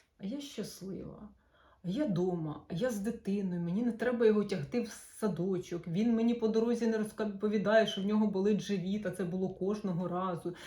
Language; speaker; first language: Ukrainian; non-native, local second language; Russian